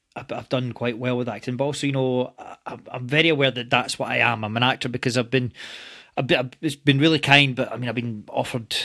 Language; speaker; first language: English; native; English